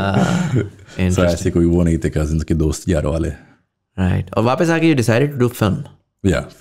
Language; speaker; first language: English; native; English